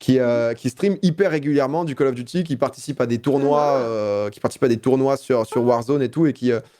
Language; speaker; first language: French; native; French